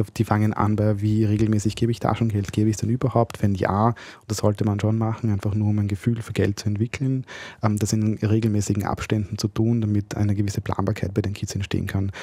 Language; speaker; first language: German; early bilingual, other home language; Bosnian